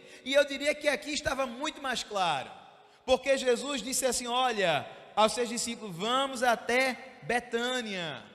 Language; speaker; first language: Portuguese; native; Portuguese